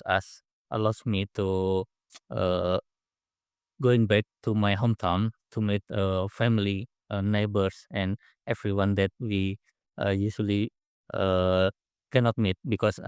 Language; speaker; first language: English; non-native, learner; Indonesian